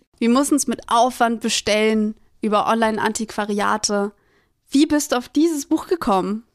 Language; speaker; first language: German; early bilingual, other home language; Greek